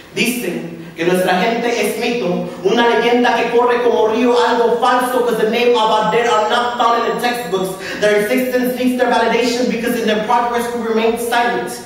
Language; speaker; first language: English; early bilingual, other home language; Spanish